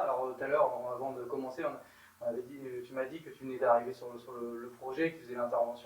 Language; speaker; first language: French; native; French